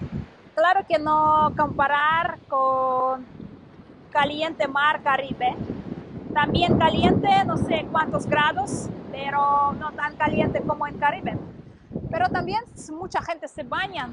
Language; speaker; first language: Spanish; non-native, learner; Russian